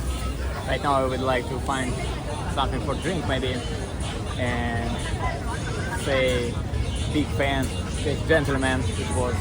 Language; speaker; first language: English; non-native, fluent; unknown